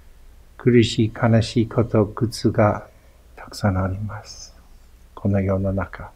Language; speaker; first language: Japanese; non-native, fluent; English